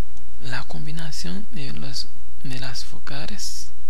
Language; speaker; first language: Spanish; non-native, fluent; Haitian Creole